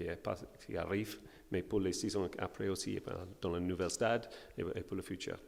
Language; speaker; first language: French; non-native, learner; English